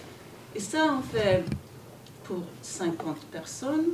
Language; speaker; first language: French; non-native, fluent; Swedish